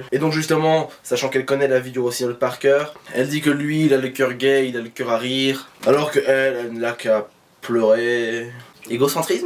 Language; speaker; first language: French; native; French